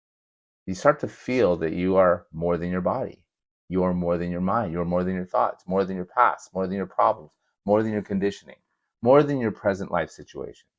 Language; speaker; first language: English; native; English